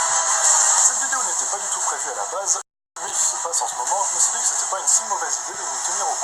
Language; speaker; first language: French; native; French